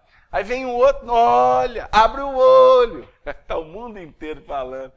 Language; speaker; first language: Portuguese; native; Portuguese